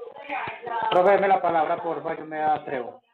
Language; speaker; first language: Spanish; native; Spanish